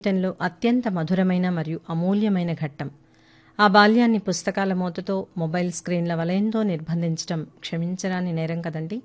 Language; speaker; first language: Telugu; native; Telugu